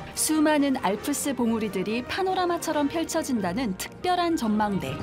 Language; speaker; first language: Korean; native; Korean